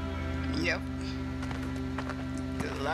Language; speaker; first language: English; native; English